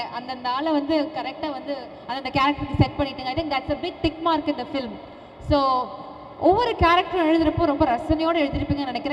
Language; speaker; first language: Tamil; native; Tamil